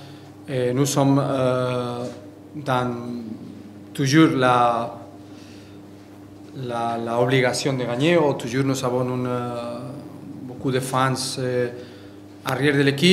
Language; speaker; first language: French; non-native, fluent; Spanish